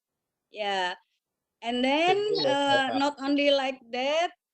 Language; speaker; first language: English; non-native, learner; Indonesian